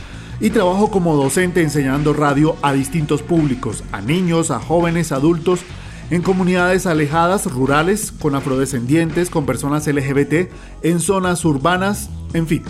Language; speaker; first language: Spanish; native; Spanish